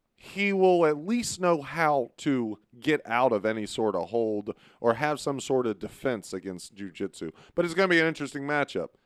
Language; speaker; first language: English; native; English